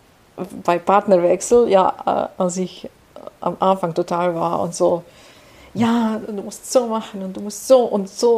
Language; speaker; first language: German; non-native, fluent; Serbian